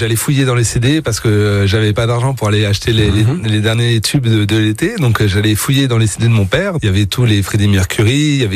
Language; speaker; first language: French; native; French